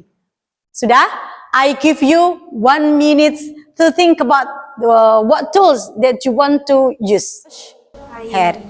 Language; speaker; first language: English; non-native, learner; Indonesian